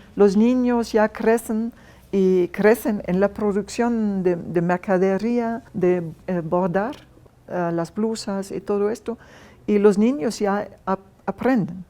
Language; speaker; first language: Spanish; non-native, fluent; German